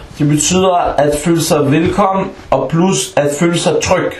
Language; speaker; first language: Danish; non-native, local second language; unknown